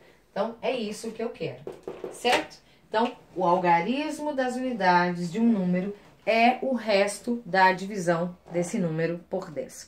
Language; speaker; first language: Portuguese; native; Portuguese